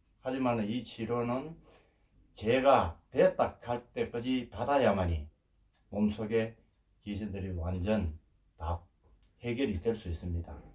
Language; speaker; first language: Korean; native; Korean